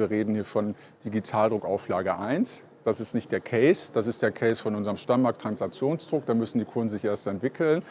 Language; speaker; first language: German; native; German